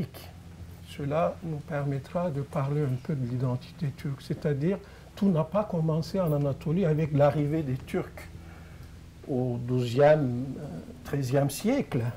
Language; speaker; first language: French; non-native, fluent; Turkish